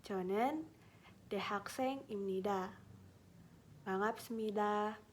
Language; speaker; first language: Korean; non-native, learner; Indonesian